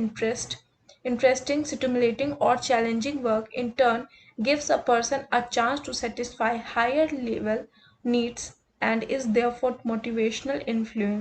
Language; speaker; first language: English; non-native, local second language; Hindi